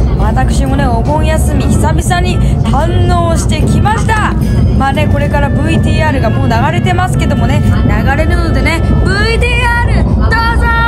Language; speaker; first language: Japanese; native; Japanese